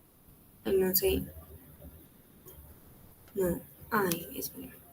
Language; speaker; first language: Spanish; native; Spanish